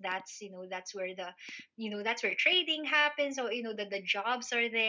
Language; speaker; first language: English; non-native, local second language; Filipino